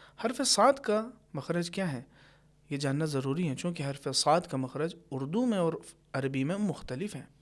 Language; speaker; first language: Urdu; native; Urdu